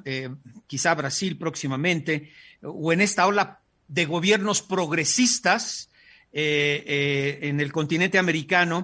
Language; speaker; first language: Spanish; native; Spanish